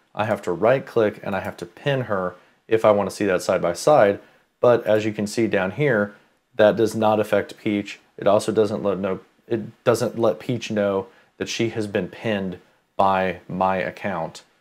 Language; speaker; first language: English; native; English